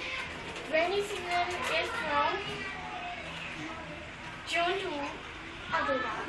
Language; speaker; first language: English; non-native, learner; Burmese